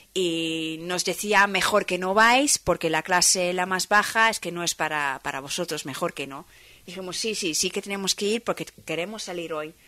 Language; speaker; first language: Spanish; non-native, fluent; Dutch